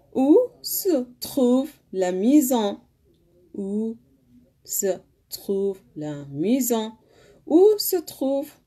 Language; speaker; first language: French; non-native, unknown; Arabic